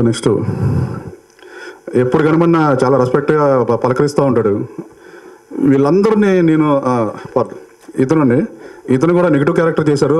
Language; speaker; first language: Telugu; native; Telugu